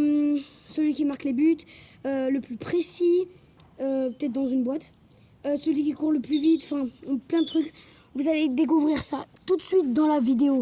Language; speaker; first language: French; native; French